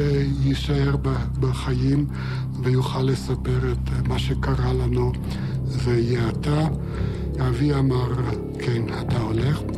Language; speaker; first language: Hebrew; non-native, fluent; Yiddish